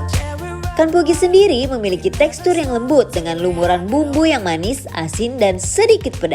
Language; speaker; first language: Indonesian; native; Indonesian